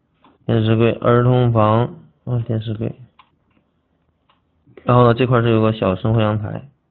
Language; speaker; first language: Chinese; native; Chinese